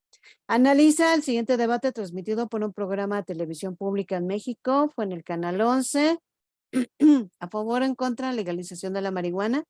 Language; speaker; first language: Spanish; native; Spanish